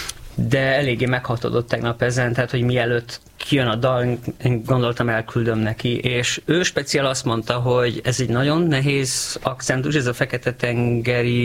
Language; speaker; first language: Hungarian; native; Hungarian